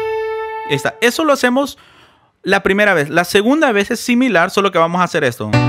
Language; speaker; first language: Spanish; native; Spanish